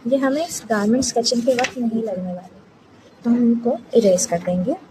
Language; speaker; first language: Hindi; non-native, local second language; Marathi